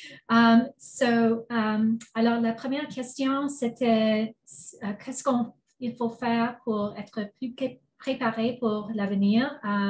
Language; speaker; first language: French; non-native, learner; English